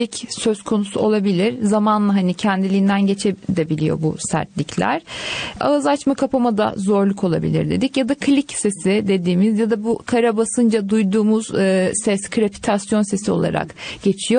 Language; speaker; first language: Turkish; native; Turkish